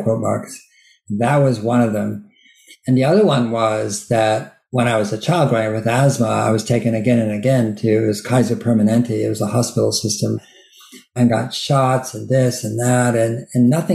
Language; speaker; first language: English; native; English